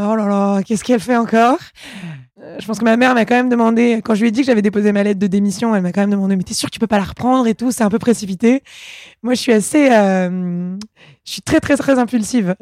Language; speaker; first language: French; native; French